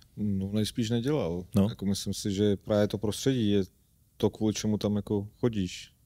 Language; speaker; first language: Czech; non-native, fluent; Armenian